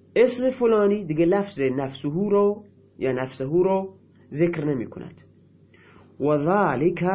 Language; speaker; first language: Persian; non-native, local second language; Baluchi